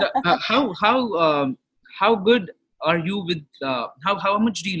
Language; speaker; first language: English; non-native, local second language; Marwari